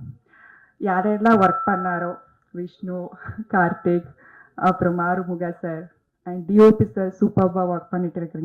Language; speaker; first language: Tamil; non-native, learner; Kannada